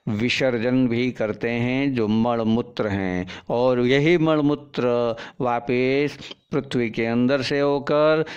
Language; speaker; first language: Hindi; native; Hindi